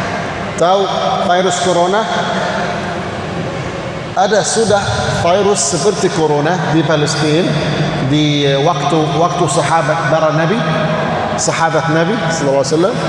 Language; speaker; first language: Indonesian; non-native, learner; Arabic